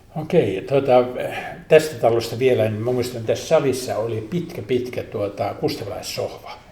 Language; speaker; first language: Finnish; native; Finnish